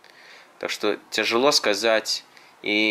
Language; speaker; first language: Russian; early bilingual, heritage; Russian